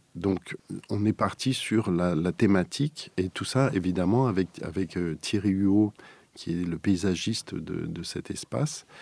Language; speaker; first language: French; native; French